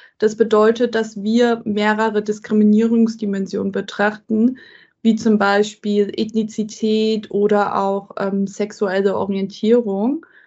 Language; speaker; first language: German; early bilingual, other home language; Persian